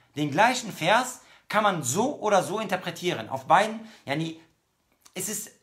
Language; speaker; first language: German; native; German